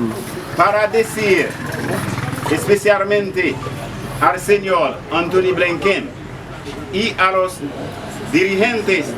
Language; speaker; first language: Spanish; non-native, learner; Haitian Creole